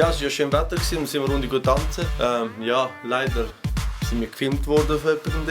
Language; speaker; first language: German; native; German